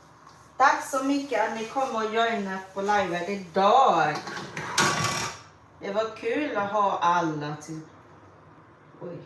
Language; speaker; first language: Swedish; non-native, fluent; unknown